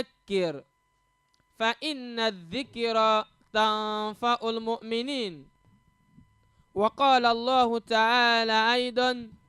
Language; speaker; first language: Arabic; non-native, fluent; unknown